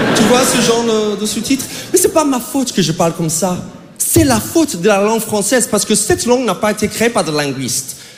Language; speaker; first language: French; non-native, fluent; English